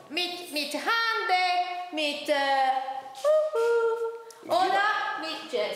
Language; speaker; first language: German; non-native, learner; Italian